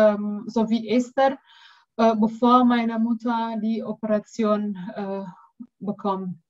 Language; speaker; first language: German; non-native, learner; Indonesian